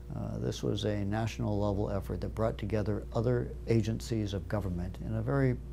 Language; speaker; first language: English; native; English